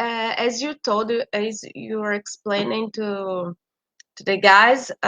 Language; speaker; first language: English; non-native, fluent; Portuguese